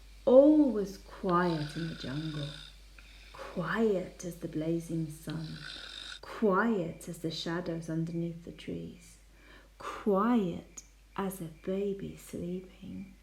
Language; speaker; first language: English; non-native, fluent; Spanish